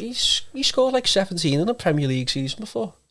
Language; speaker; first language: English; native; English